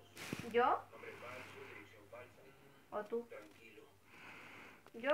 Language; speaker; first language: Spanish; native; Spanish